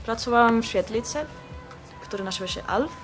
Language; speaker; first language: Polish; non-native, learner; Finnish